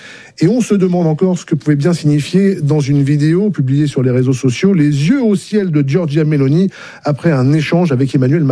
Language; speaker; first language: French; native; French